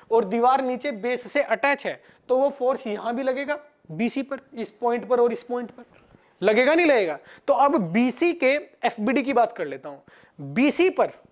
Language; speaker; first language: Hindi; non-native, local second language; Gujarati